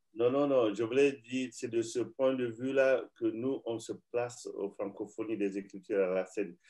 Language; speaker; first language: French; non-native, local second language; Bambara